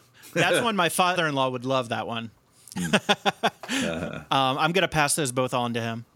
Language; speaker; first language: English; native; English